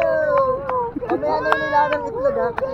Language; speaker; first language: Filipino; native; Filipino